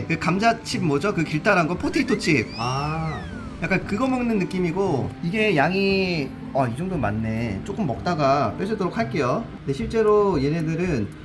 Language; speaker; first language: Korean; native; Korean